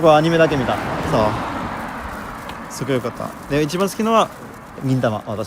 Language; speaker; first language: Japanese; non-native, learner; French